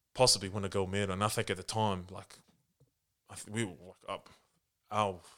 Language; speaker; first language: English; early bilingual, other home language; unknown